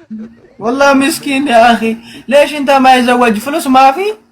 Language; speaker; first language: Arabic; non-native, learner; Amharic